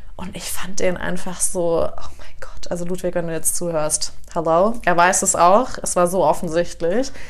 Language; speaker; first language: German; native; German